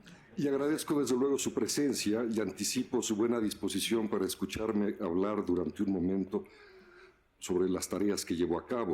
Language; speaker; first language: Spanish; native; Spanish